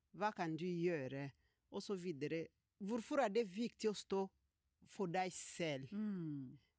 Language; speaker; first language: Norwegian; non-native, fluent; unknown